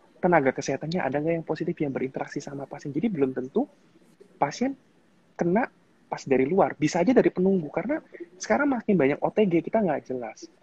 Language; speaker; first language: Indonesian; native; Indonesian